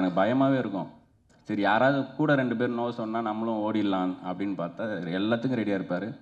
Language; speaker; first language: Tamil; native; Tamil